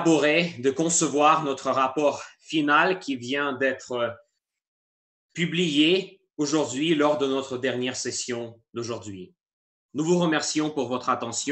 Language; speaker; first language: French; non-native, fluent; Russian